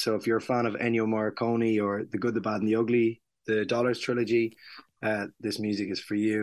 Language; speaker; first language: English; native; English